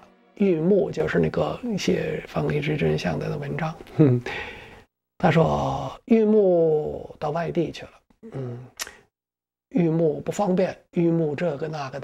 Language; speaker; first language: Chinese; non-native, fluent; English